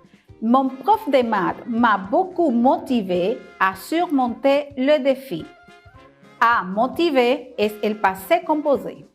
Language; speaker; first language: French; non-native, fluent; Spanish